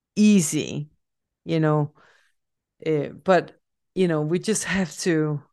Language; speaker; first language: English; non-native, fluent; Danish